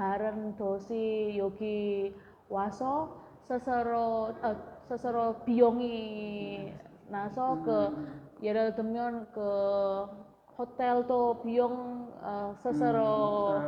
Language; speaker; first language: Korean; non-native, learner; Indonesian